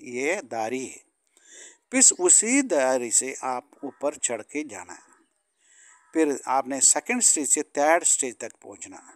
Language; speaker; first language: Hindi; non-native, local second language; Tamil